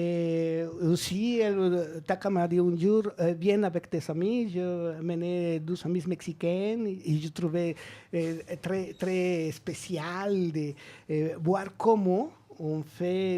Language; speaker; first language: French; non-native, learner; Spanish